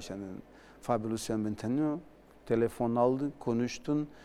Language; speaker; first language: Turkish; non-native, learner; Portuguese